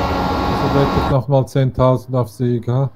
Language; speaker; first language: German; native; German